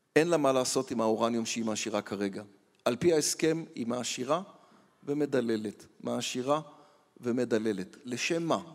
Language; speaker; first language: Hebrew; native; Hebrew